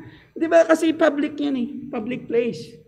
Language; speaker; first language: Filipino; native; Filipino